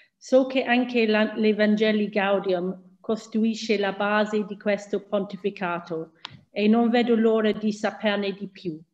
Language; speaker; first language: Italian; non-native, fluent; English